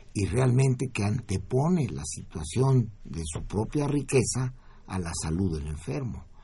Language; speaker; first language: Spanish; native; Spanish